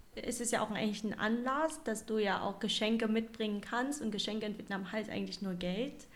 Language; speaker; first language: German; non-native, fluent; Vietnamese